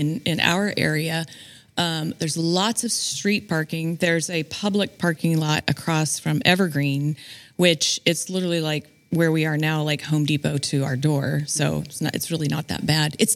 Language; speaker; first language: English; native; English